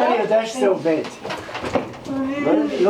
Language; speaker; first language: Hebrew; native; Hebrew